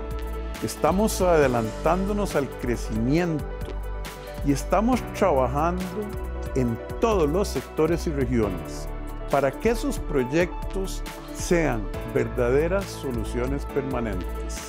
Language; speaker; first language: Spanish; native; Spanish